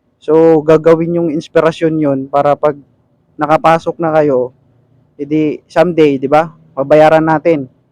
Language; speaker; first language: Filipino; non-native, local second language; Cebuano